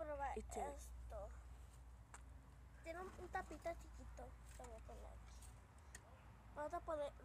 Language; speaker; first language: Spanish; early bilingual, heritage; Spanish